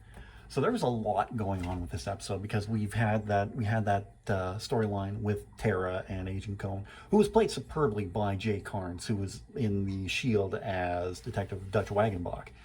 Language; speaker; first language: English; native; English